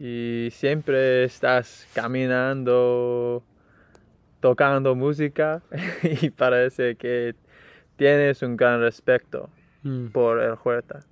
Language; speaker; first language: Spanish; non-native, learner; English